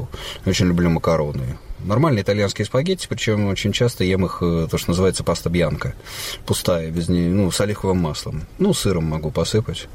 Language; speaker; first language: Russian; native; Russian